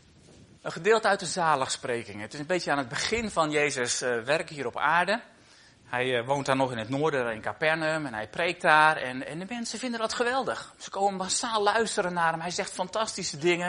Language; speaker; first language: Dutch; native; Dutch